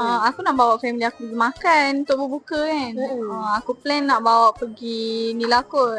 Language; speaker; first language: Malay; native; Malay